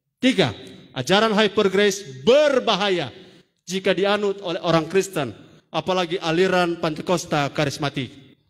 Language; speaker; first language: Indonesian; native; Indonesian